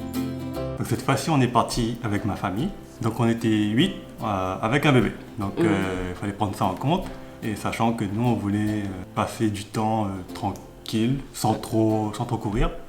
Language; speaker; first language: French; native; French